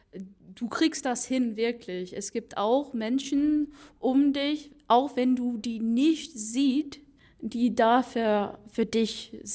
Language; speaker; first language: German; non-native, fluent; English